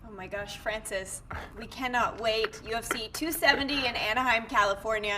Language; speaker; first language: English; native; English